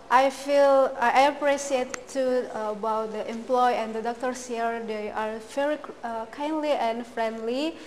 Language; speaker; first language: English; non-native, learner; Indonesian